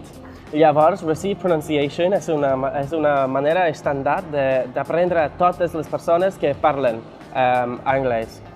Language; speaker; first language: Catalan; non-native, fluent; English